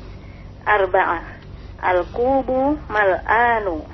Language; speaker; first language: Arabic; non-native, learner; Indonesian